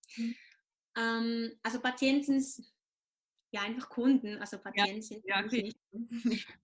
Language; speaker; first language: German; native; German